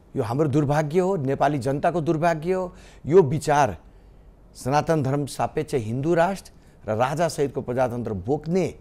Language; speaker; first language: Nepali; native; Nepali